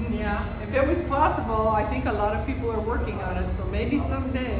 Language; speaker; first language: English; native; English